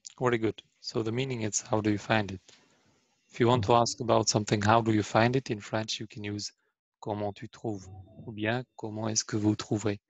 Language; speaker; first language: English; non-native, learner; Arabic